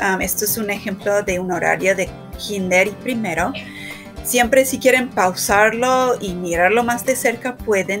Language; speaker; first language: Spanish; non-native, fluent; English